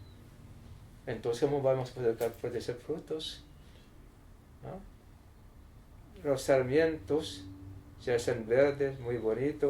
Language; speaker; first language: Spanish; non-native, learner; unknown